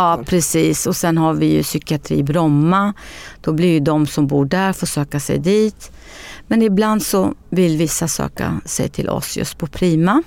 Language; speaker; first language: Swedish; early bilingual, other home language; Arabic